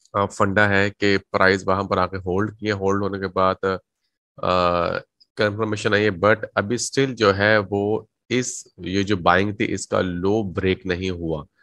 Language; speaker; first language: Urdu; native; Urdu